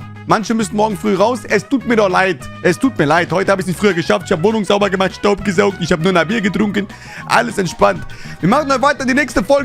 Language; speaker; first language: German; native; German